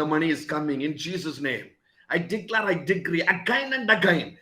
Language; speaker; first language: English; non-native, local second language; Tamil